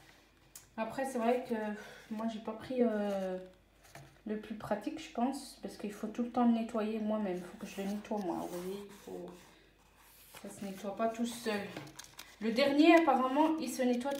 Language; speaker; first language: French; native; French